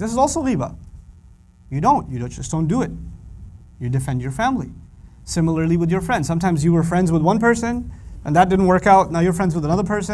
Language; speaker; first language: English; native; English